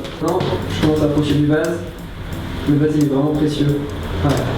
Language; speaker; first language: French; native; French